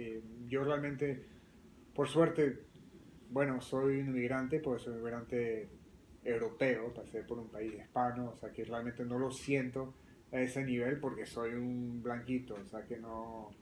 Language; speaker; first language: Spanish; early bilingual, other home language; French